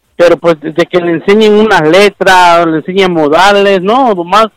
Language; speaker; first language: Spanish; non-native, local second language; Mixtepec Mixtec